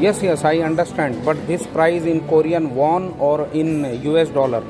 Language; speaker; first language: English; non-native, local second language; Hindi